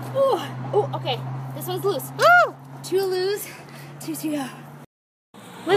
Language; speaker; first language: English; non-native, fluent; Russian